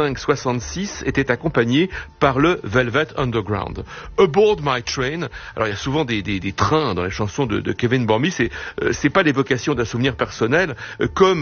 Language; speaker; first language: French; native; French